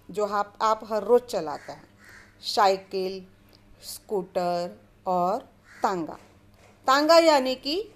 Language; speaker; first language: Hindi; non-native, local second language; Gujarati